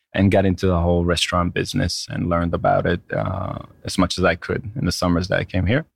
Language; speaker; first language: English; non-native, fluent; Hebrew